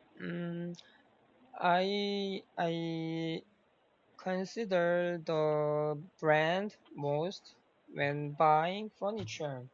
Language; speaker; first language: English; non-native, learner; Korean